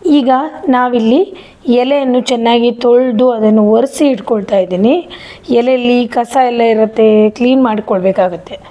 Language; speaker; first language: Kannada; non-native, local second language; Konkani